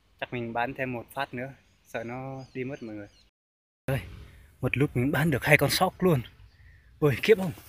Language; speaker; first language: Vietnamese; non-native, local second language; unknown